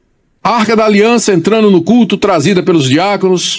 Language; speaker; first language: Portuguese; native; Portuguese